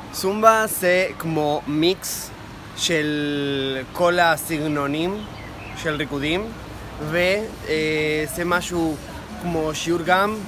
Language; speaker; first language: Hebrew; non-native, learner; Spanish